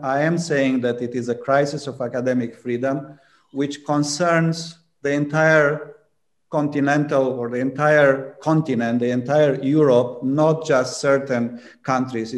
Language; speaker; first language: English; non-native, fluent; Romanian